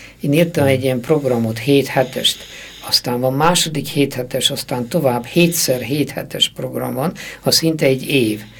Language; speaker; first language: Hungarian; native; Hungarian